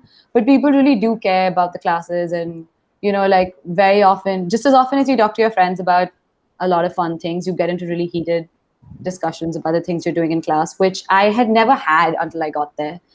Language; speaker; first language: English; non-native, local second language; Hindi